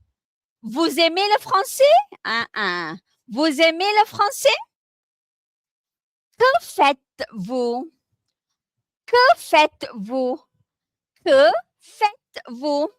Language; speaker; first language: French; non-native, fluent; Malay